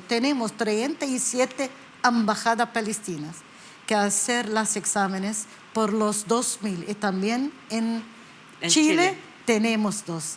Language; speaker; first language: Spanish; non-native, learner; Arabic